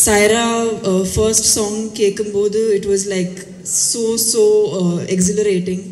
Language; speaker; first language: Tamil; non-native, fluent; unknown